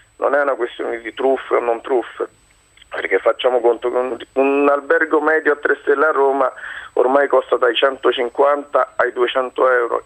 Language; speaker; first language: Italian; non-native, fluent; Japanese